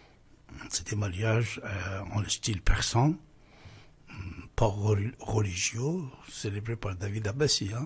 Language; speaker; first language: French; non-native, fluent; Persian